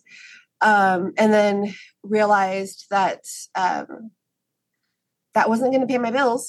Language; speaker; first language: English; native; English